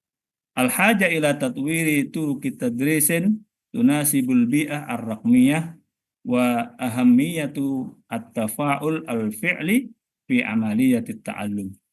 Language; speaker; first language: Arabic; non-native, fluent; Indonesian